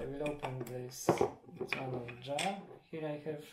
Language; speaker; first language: English; non-native, learner; Polish